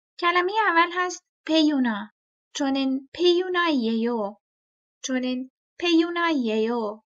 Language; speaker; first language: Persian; native; Persian